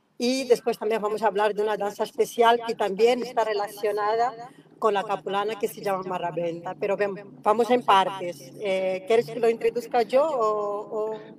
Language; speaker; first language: Spanish; non-native, fluent; Portuguese